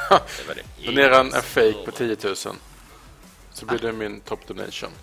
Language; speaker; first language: Swedish; native; Swedish